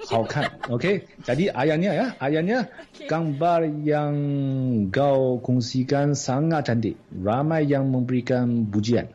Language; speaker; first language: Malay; non-native, fluent; Chinese